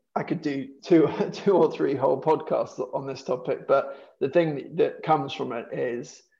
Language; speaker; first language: English; native; English